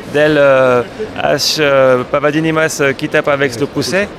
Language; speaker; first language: Lithuanian; non-native, learner; French